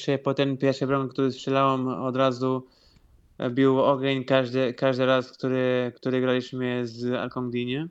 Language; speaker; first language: Polish; non-native, fluent; Portuguese